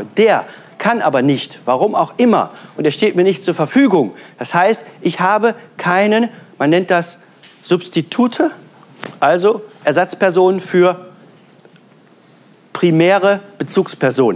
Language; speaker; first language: German; native; German